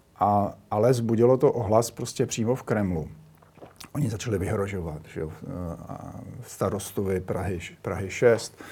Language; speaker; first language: Czech; native; Czech